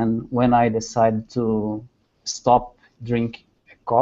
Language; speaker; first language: English; non-native, learner; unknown